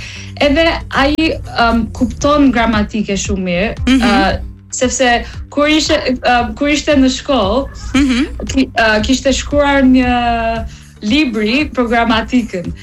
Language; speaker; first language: Albanian; non-native, learner; English